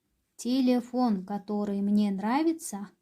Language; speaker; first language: Russian; non-native, local second language; Kyrgyz